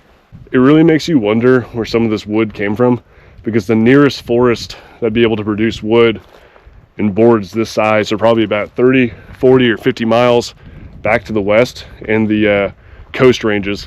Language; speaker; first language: English; native; English